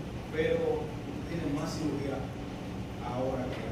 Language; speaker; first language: Spanish; native; Spanish